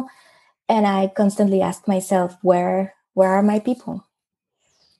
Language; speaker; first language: English; non-native, fluent; Spanish